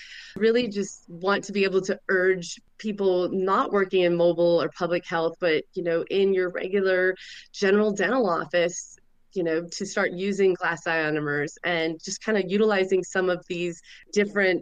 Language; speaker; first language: English; native; English